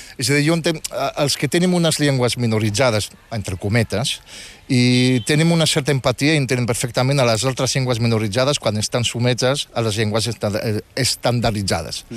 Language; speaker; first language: Catalan; non-native, fluent; Riffian